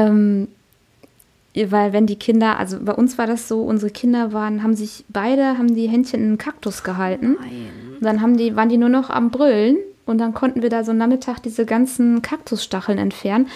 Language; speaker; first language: German; native; German